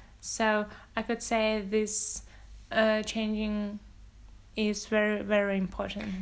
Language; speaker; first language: English; non-native, fluent; Russian